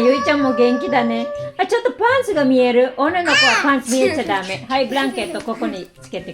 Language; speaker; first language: Japanese; non-native, fluent; Filipino